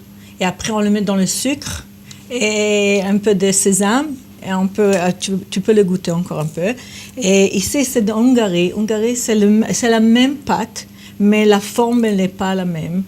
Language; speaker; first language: French; non-native, fluent; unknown